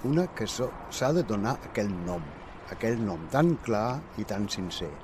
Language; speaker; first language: Catalan; non-native, fluent; German